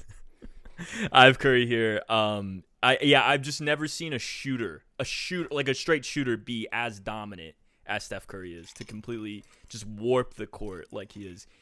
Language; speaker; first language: English; native; English